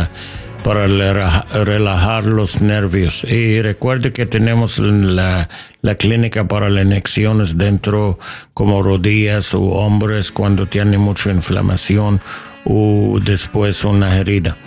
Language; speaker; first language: Spanish; non-native, learner; English